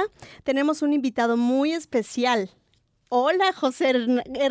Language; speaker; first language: Spanish; native; Spanish